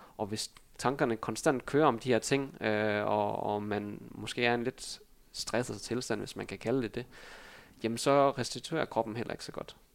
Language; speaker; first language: Danish; early bilingual, other home language; Vietnamese